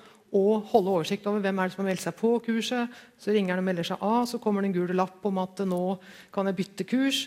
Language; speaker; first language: Norwegian; native; Norwegian